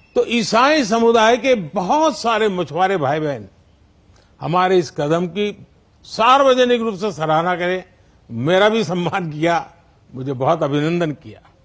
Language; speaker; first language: Hindi; non-native, local second language; Gujarati